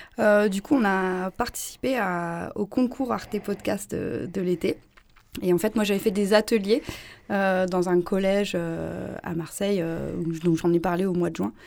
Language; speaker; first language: French; native; French